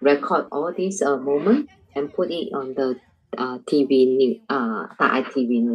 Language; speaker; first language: English; non-native, learner; Chinese